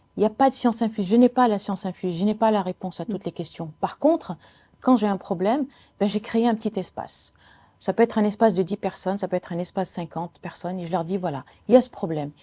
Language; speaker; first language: French; non-native, local second language; Arabic